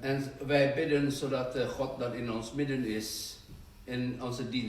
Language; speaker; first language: Dutch; non-native, fluent; Indonesian